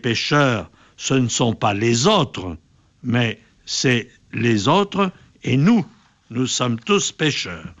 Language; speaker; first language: French; native; French